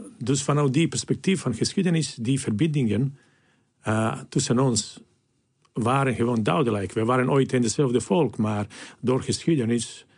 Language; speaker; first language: Dutch; non-native, fluent; Bosnian